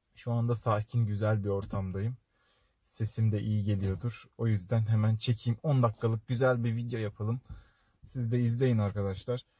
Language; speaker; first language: Turkish; native; Turkish